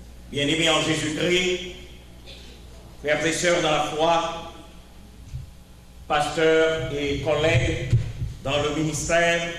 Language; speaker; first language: French; non-native, local second language; Haitian Creole